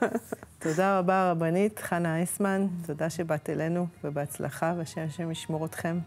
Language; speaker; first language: Hebrew; native; Hebrew